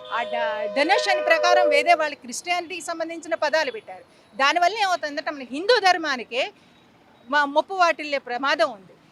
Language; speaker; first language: Telugu; native; Telugu